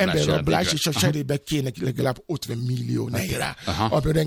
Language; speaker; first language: Hungarian; non-native, fluent; Yoruba